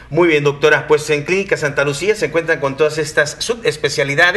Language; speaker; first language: Spanish; native; Spanish